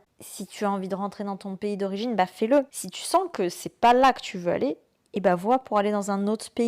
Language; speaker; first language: French; native; French